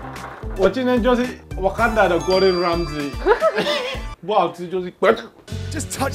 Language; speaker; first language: Chinese; non-native, fluent; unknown